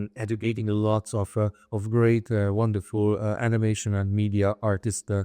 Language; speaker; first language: English; non-native, fluent; Hungarian